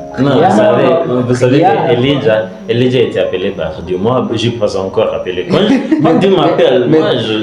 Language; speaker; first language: French; non-native, learner; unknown